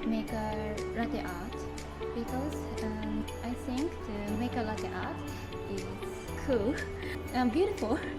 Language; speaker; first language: English; non-native, learner; Japanese